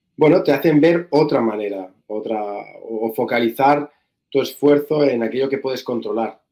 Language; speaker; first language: Spanish; native; Spanish